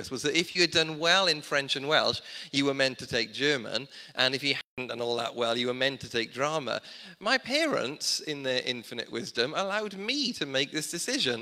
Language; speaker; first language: English; native; English